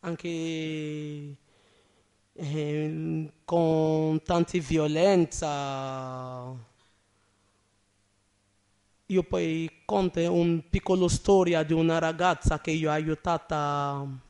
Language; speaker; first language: Italian; non-native, learner; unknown